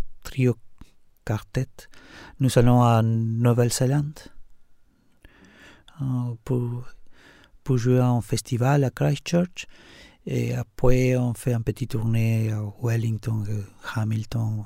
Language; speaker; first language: French; non-native, learner; Spanish